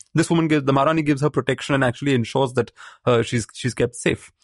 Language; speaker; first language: English; non-native, local second language; Malayalam